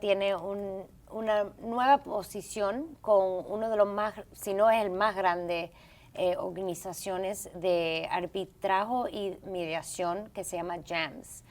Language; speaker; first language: Spanish; early bilingual, heritage; English